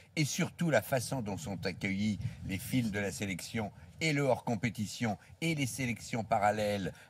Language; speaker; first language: French; native; French